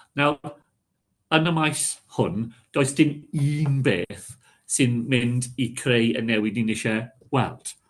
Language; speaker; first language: Welsh; non-native, local second language; English